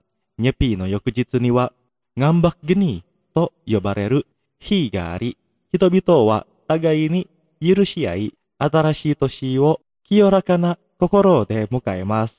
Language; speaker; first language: Japanese; non-native, fluent; Indonesian